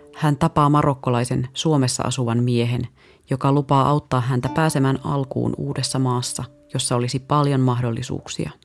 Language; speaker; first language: Finnish; native; Finnish